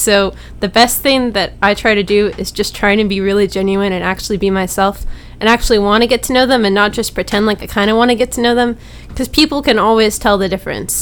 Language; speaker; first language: English; native; English